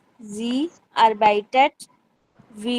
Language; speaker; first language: German; non-native, learner; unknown